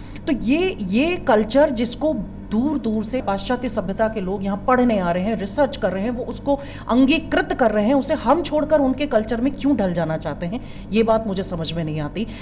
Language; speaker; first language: Hindi; native; Hindi